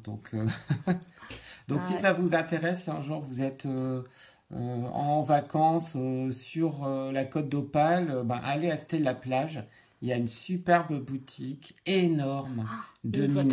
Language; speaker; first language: French; native; French